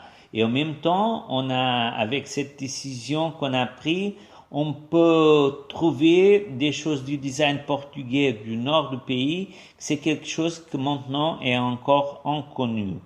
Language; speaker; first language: French; non-native, fluent; Portuguese